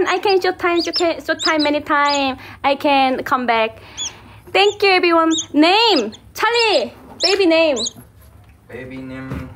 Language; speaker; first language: English; non-native, learner; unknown